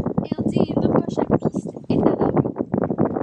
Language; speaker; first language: French; non-native, learner; English